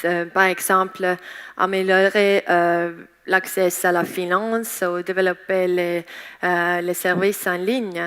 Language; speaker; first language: French; non-native, learner; Estonian